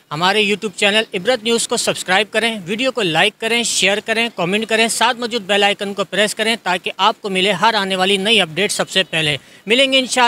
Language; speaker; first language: Urdu; native; Urdu